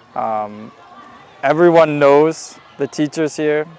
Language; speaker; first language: English; native; English